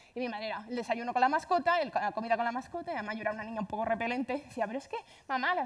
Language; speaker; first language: Spanish; native; Spanish